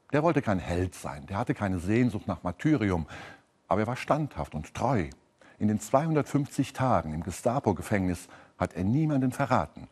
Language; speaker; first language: German; native; German